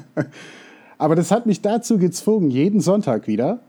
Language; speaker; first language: German; non-native, fluent; English